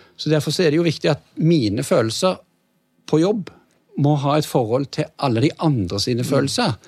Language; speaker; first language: Norwegian; native; Norwegian